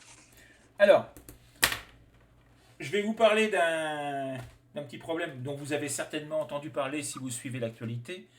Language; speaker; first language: French; native; French